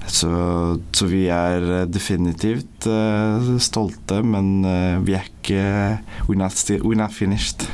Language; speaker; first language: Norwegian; early bilingual, other home language; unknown